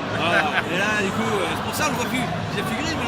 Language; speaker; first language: French; native; French